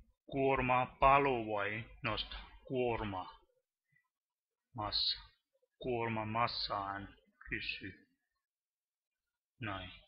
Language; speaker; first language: Finnish; non-native, learner; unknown